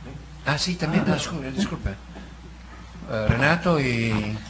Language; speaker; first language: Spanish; non-native, learner; Italian